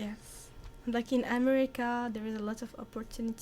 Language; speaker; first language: English; non-native, learner; Arabic